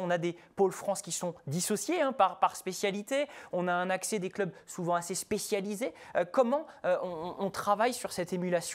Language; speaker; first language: French; native; French